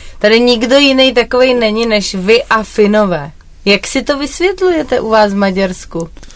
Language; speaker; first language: Czech; native; Czech